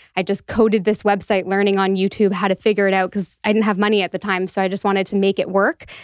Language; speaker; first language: English; native; English